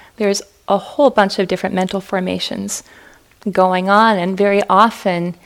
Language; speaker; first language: English; native; English